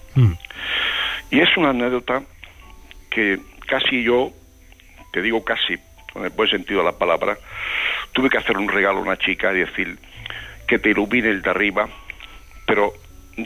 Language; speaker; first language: Spanish; native; Spanish